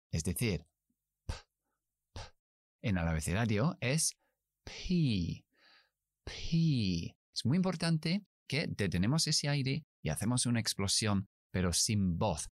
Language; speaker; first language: Spanish; non-native, fluent; English